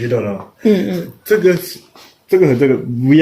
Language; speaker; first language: Chinese; non-native, learner; French